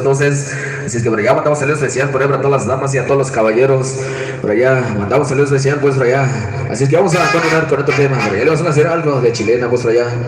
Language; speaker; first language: Spanish; non-native, local second language; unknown